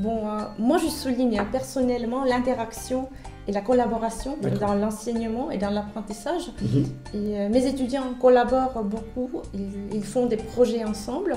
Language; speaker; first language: French; non-native, fluent; Finnish